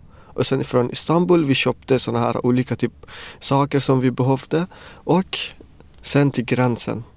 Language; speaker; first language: Swedish; non-native, fluent; Persian